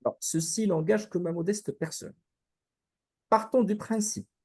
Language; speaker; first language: French; non-native, local second language; Arabic